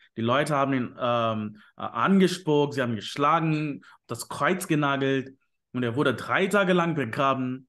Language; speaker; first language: German; non-native, fluent; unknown